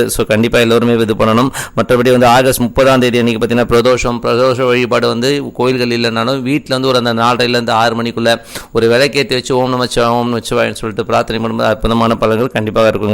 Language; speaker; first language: Tamil; native; Tamil